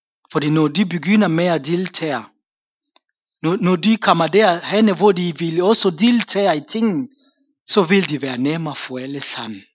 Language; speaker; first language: Danish; non-native, fluent; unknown